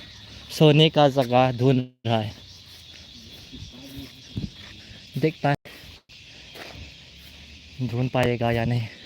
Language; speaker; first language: Hindi; non-native, local second language; Thado Chin